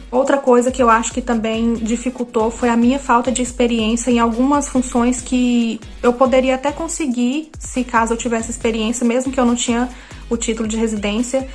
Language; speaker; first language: Portuguese; native; Portuguese